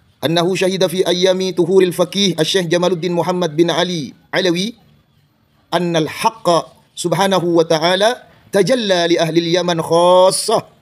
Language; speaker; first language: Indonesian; non-native, local second language; Madurese